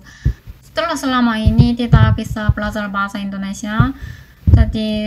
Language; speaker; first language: Indonesian; non-native, fluent; Korean